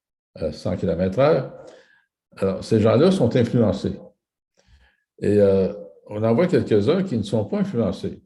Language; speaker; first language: French; native; French